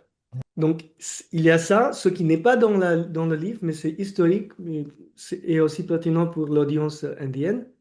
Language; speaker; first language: French; non-native, fluent; Marathi